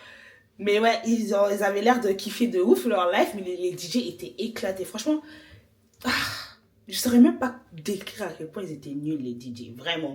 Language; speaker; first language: French; native; French